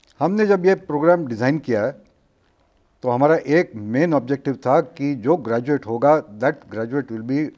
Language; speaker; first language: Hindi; non-native, local second language; Marathi